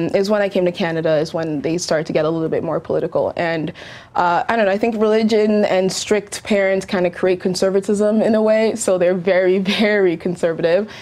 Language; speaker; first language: English; early bilingual, other home language; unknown